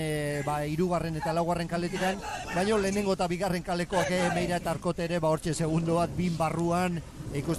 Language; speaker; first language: Basque; native; Basque